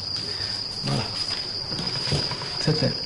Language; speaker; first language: French; non-native, learner; Japanese